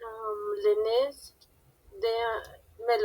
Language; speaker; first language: French; non-native, learner; Spanish